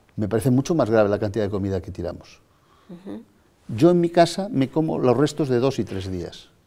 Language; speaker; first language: Spanish; native; Spanish